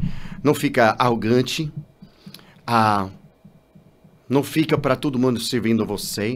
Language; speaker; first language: Portuguese; non-native, learner; English